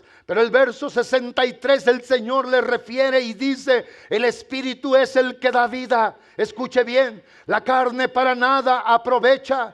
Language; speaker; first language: Spanish; native; Spanish